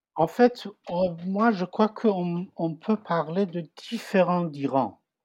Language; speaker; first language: French; non-native, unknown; Persian